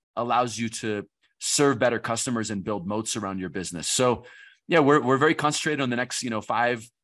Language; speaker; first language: English; native; English